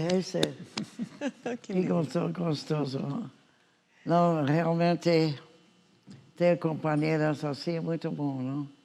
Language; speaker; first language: Portuguese; non-native, fluent; English